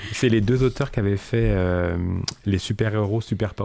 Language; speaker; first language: French; native; French